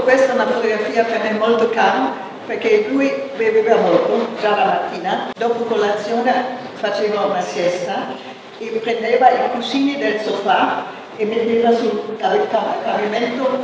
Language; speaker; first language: Italian; non-native, fluent; German